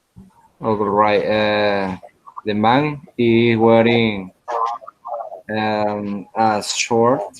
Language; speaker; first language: English; non-native, learner; Spanish